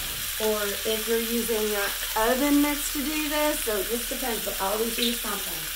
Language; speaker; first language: English; native; English